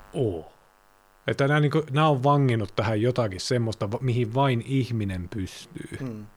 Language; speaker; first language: Finnish; native; Finnish